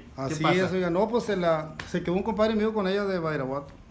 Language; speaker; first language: Spanish; native; Spanish